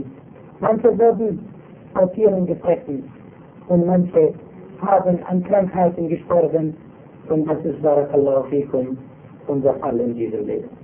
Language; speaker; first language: German; non-native, fluent; Arabic